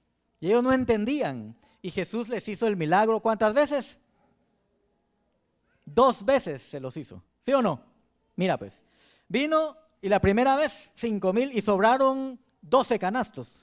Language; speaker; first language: Spanish; native; Spanish